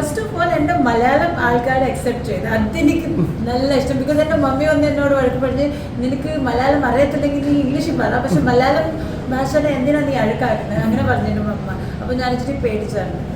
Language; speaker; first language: Malayalam; early bilingual, heritage; Malayalam